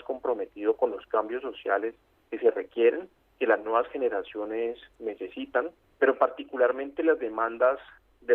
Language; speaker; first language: Spanish; native; Spanish